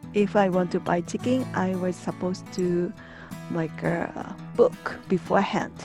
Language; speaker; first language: English; non-native, learner; Japanese